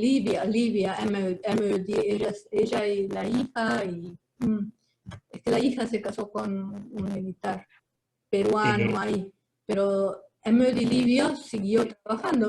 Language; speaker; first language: Spanish; early bilingual, other home language; Hungarian